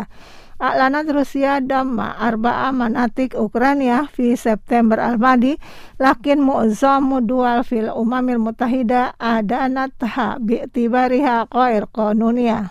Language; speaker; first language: Arabic; non-native, fluent; Indonesian